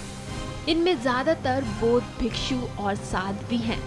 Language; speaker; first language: Hindi; native; Hindi